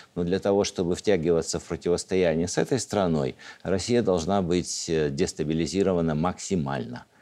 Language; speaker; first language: Russian; native; Russian